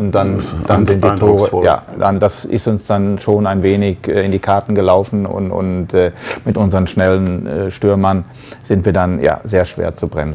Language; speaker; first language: German; native; German